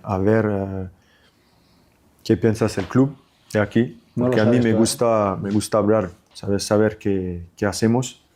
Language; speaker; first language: Spanish; non-native, fluent; French